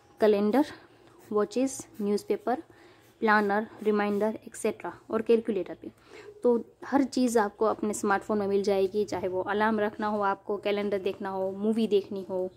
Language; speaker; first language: Hindi; non-native, local second language; Gujarati